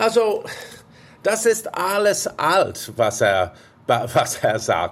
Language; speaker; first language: German; non-native, fluent; English